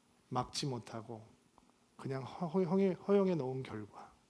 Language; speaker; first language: Korean; native; Korean